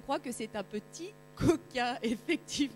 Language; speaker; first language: French; native; French